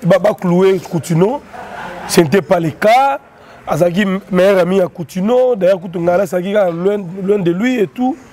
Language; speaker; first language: French; non-native, local second language; Lingala